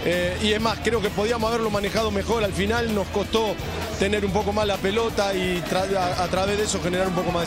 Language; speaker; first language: Spanish; native; Spanish